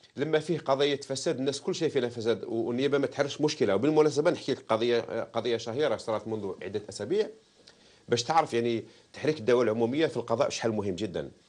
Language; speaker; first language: Arabic; native; Arabic